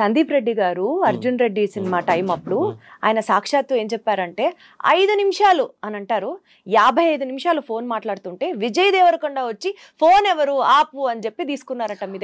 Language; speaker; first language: Telugu; native; Telugu